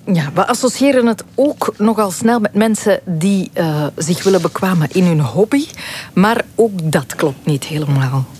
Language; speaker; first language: Dutch; native; Dutch